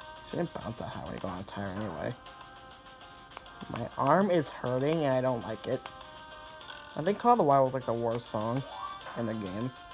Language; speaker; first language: English; native; English